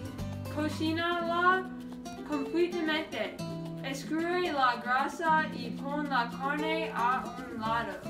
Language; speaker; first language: Spanish; non-native, learner; English